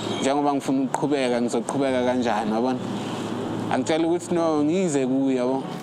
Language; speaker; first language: Zulu; native; Zulu